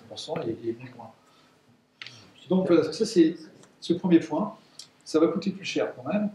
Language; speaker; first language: French; native; French